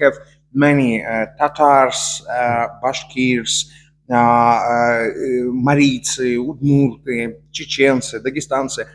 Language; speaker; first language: English; non-native, learner; Russian